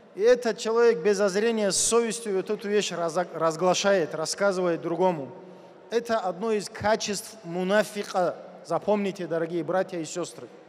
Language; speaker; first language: Russian; non-native, local second language; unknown